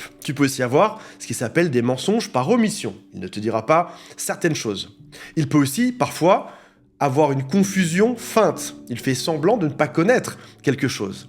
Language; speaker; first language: French; native; French